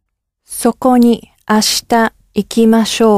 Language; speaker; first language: Japanese; non-native, learner; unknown